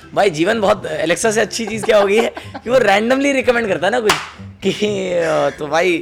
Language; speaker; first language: Hindi; native; Hindi